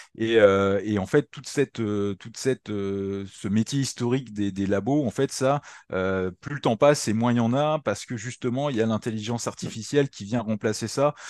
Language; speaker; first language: French; native; French